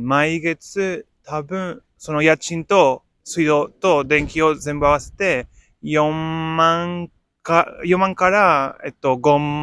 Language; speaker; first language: Japanese; non-native, fluent; Spanish